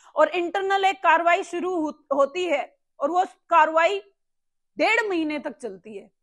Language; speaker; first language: Hindi; native; Hindi